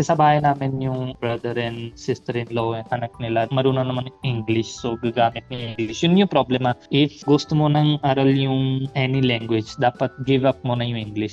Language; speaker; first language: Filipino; non-native, learner; Punjabi